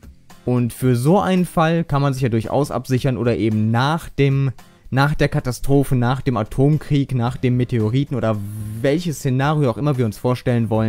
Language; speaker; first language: German; native; German